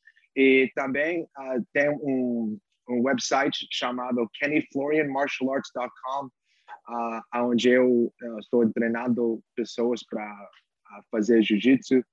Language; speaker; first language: Portuguese; non-native, learner; English